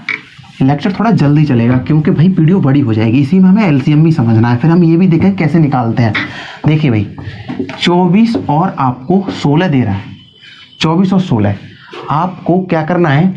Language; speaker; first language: Hindi; native; Hindi